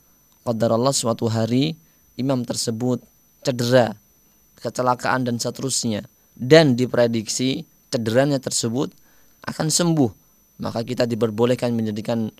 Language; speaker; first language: Indonesian; native; Indonesian